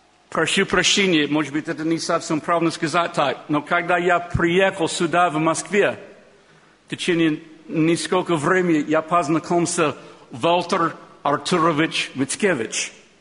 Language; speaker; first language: Russian; non-native, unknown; English